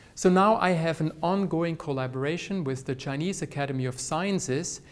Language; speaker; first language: English; non-native, fluent; Swiss German